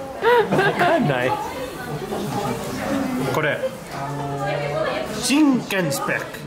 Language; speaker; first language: Japanese; non-native, learner; Spanish